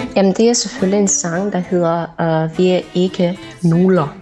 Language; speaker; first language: Danish; non-native, fluent; Russian